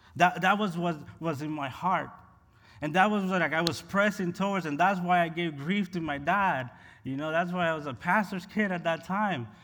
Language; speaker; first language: English; non-native, fluent; Spanish